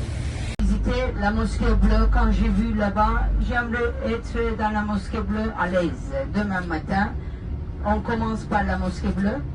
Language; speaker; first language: French; non-native, fluent; Turkish